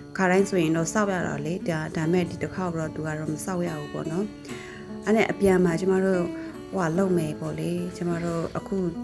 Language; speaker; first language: Burmese; native; Burmese